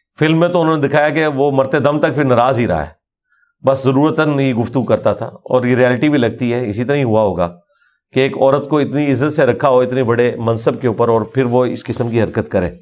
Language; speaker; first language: Urdu; non-native, local second language; Punjabi